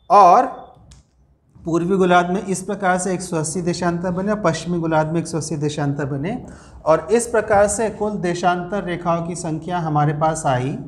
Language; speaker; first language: Hindi; native; Hindi